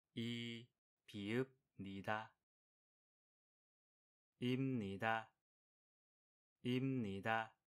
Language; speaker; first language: Korean; non-native, fluent; Vietnamese